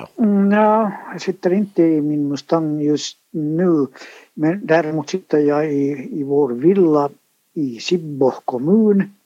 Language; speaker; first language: Swedish; native; Swedish